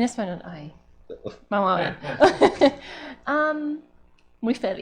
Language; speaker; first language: Spanish; early bilingual, heritage; Spanish